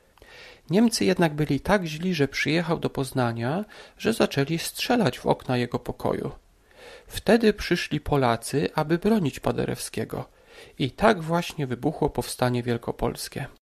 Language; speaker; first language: Polish; native; Polish